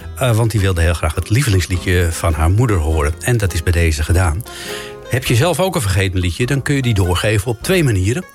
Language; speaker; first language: Dutch; native; Dutch